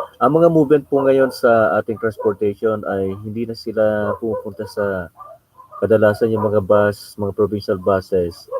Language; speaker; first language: Filipino; non-native, local second language; Bikol